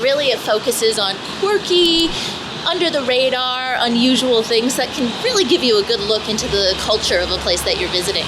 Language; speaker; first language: English; native; English